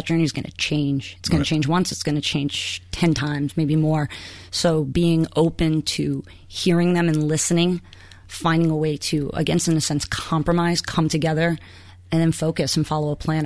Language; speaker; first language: English; native; English